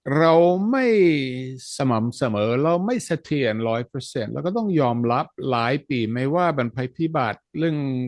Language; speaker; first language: Thai; non-native, fluent; Dutch